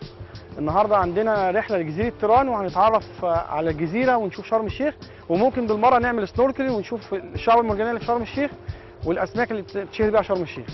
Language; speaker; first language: Arabic; native; Arabic